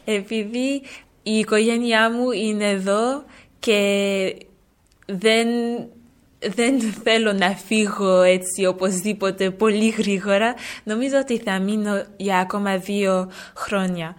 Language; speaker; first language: Greek; early bilingual, heritage; French